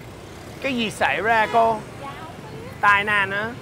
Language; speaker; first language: Vietnamese; non-native, learner; English